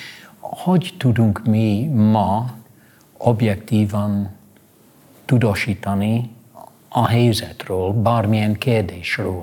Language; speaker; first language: Hungarian; non-native, fluent; English